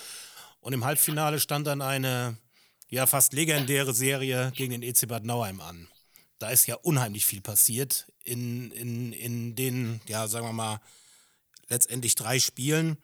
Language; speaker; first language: German; native; German